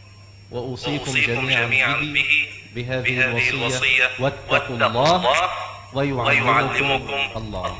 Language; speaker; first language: Arabic; non-native, fluent; Indonesian